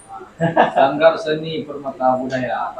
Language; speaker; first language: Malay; non-native, local second language; Minangkabau